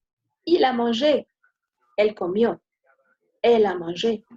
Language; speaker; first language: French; non-native, fluent; Spanish